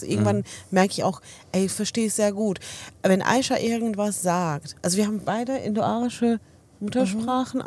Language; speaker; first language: German; early bilingual, other home language; Arabic